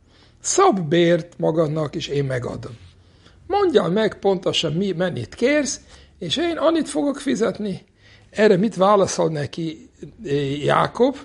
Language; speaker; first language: Hungarian; non-native, fluent; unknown